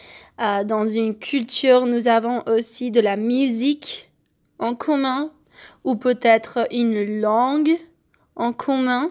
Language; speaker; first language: French; non-native, fluent; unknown